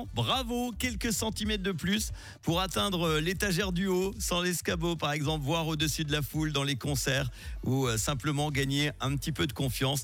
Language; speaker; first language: French; native; French